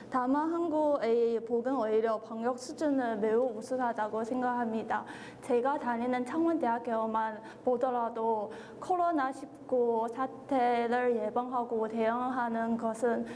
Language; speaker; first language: Korean; non-native, learner; Chinese